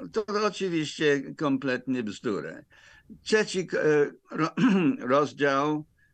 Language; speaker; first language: Polish; non-native, fluent; English